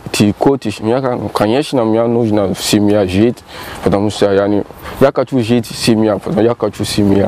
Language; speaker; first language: Russian; non-native, learner; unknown